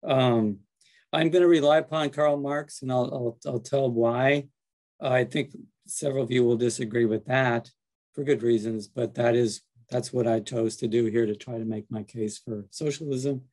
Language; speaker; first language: English; native; English